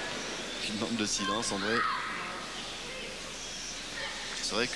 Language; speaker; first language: French; native; French